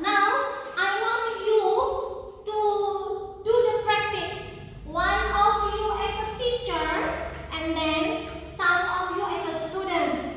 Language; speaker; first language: English; non-native, fluent; Indonesian